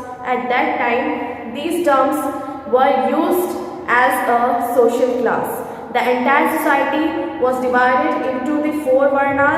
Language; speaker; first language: English; non-native, local second language; Hindi